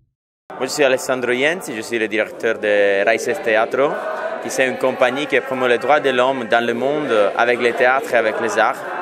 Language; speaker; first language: French; non-native, fluent; Italian